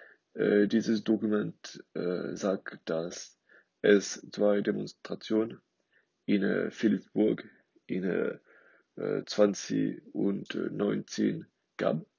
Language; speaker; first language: German; non-native, learner; French